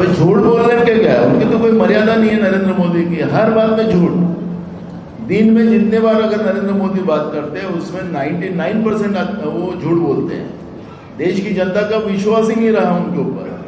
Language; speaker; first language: Hindi; non-native, local second language; Marathi